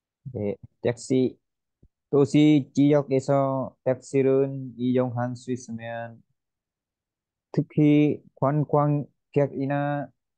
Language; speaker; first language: Korean; non-native, learner; Vietnamese